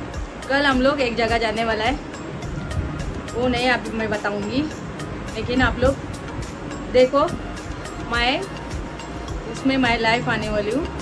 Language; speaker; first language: Hindi; non-native, local second language; Telugu